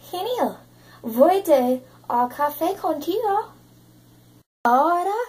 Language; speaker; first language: Spanish; non-native, learner; English